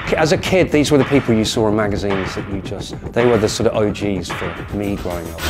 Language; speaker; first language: English; native; English